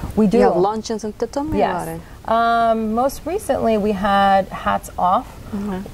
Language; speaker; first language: English; native; English